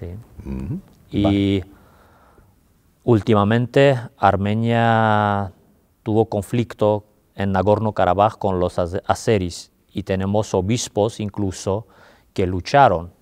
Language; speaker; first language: Spanish; non-native, fluent; Armenian